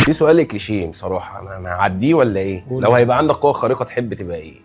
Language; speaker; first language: Arabic; native; Arabic